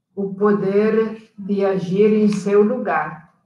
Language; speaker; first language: Portuguese; non-native, fluent; Italian